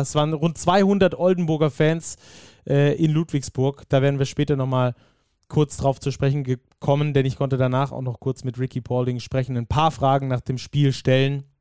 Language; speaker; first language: German; native; German